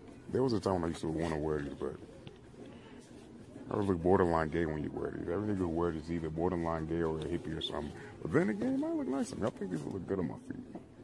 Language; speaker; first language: English; native; English